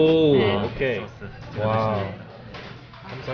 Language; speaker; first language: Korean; non-native, learner; English